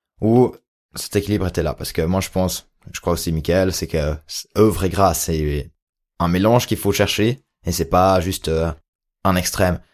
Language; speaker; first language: French; native; French